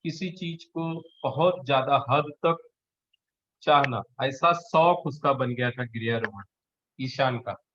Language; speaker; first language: Hindi; non-native, local second language; Marathi